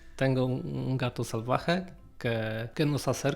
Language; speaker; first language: Spanish; non-native, learner; Polish